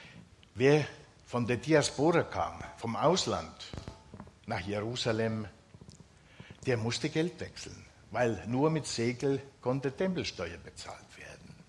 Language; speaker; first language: German; non-native, fluent; Finnish